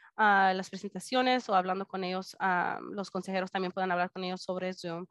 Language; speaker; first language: Spanish; early bilingual, heritage; Spanish